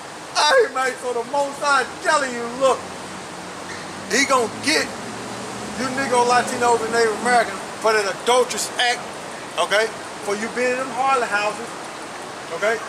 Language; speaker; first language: English; native; English